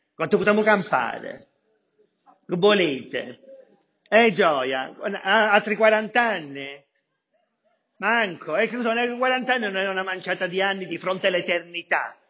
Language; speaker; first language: Italian; native; Italian